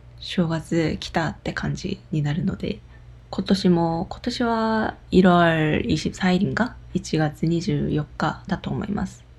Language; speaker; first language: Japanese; non-native, fluent; Korean